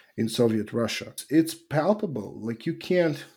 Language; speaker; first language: English; non-native, fluent; Russian